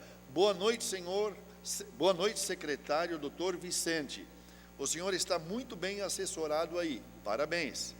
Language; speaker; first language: Portuguese; native; Portuguese